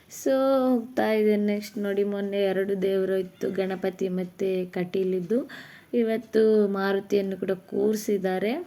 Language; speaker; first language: Kannada; non-native, local second language; Tulu